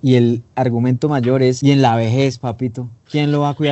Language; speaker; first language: Spanish; native; Spanish